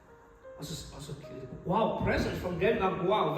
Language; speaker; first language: Danish; non-native, fluent; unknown